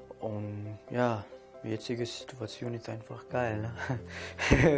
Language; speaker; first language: German; non-native, learner; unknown